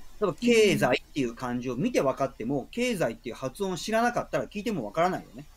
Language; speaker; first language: Japanese; native; Japanese